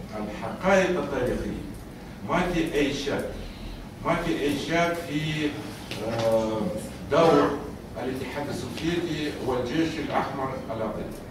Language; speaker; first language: Arabic; non-native, fluent; Russian